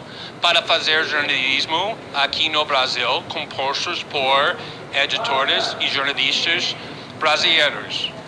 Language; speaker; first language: Portuguese; non-native, fluent; English